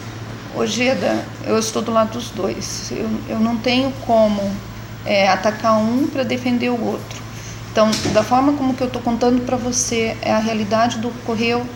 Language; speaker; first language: Portuguese; native; Portuguese